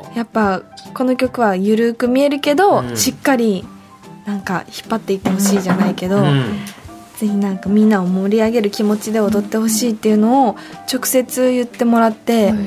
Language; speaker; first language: Japanese; native; Japanese